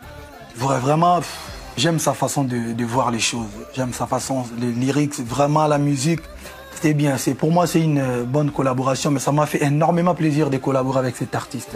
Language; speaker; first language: French; non-native, local second language; Lingala